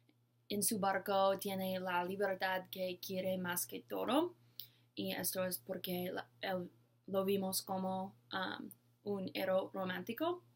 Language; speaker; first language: Spanish; non-native, learner; English